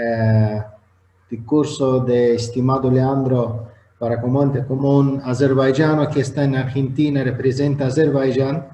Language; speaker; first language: Spanish; non-native, fluent; Azerbaijani